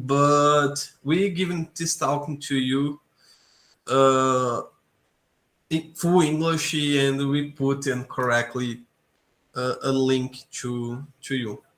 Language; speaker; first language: English; non-native, learner; Portuguese